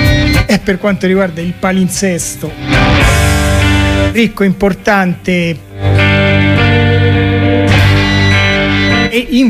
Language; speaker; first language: Italian; native; Italian